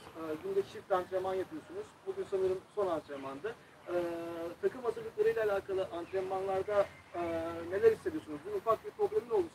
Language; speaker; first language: Turkish; native; Turkish